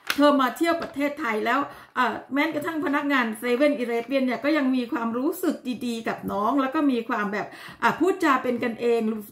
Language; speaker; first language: Thai; native; Thai